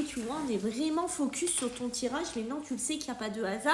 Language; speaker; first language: French; native; French